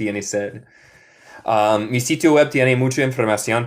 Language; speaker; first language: Spanish; non-native, fluent; English